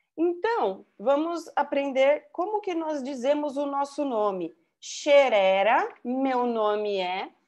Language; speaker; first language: Portuguese; native; Portuguese